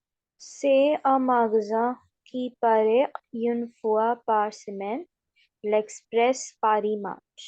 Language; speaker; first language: French; non-native, learner; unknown